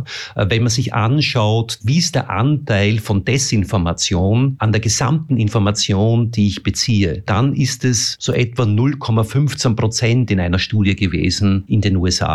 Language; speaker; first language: German; native; German